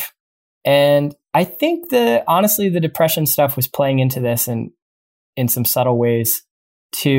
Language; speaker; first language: English; native; English